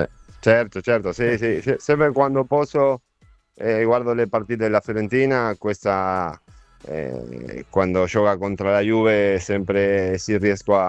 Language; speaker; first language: Italian; non-native, fluent; Spanish